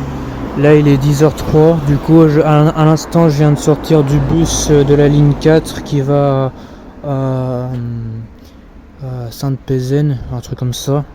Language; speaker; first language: French; native; French